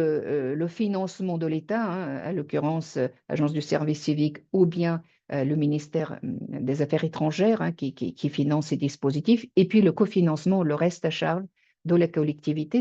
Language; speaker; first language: French; native; French